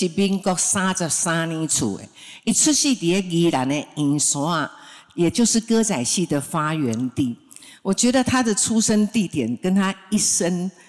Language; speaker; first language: Chinese; non-native, local second language; Min Nan Chinese